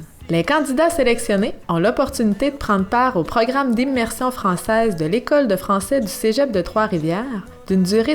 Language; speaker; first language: French; native; French